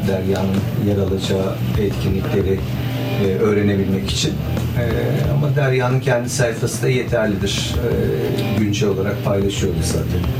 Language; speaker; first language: Turkish; native; Turkish